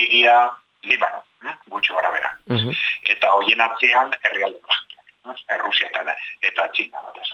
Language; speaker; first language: Basque; native; Basque